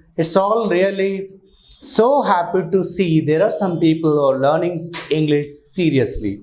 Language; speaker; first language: English; non-native, local second language; Telugu